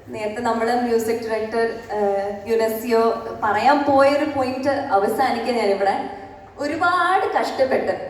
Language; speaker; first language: Malayalam; early bilingual, other home language; English